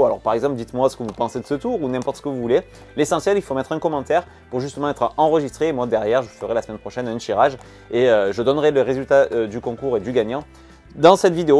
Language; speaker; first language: French; native; French